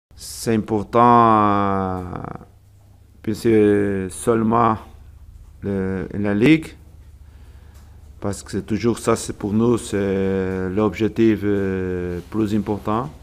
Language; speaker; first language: French; non-native, learner; Portuguese